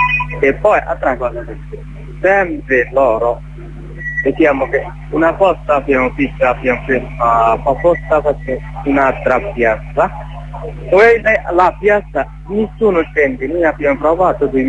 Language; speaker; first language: Italian; non-native, learner; Bangla